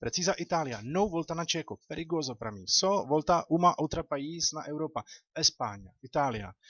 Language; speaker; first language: Portuguese; non-native, learner; Czech